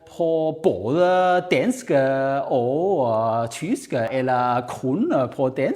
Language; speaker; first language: Danish; non-native, learner; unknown